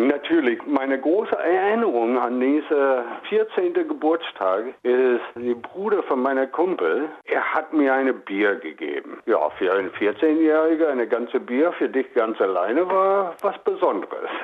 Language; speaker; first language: German; non-native, fluent; English